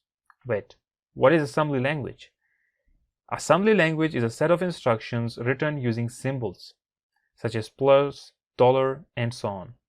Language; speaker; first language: English; non-native, fluent; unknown